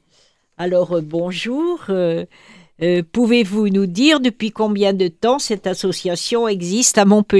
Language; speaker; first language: French; native; French